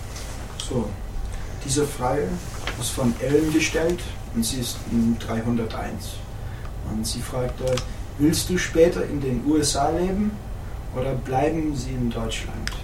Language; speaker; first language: German; non-native, learner; English